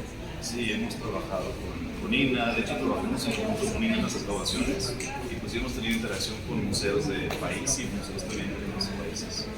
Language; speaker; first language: Spanish; native; Spanish